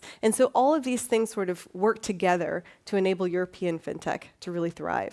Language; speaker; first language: English; native; English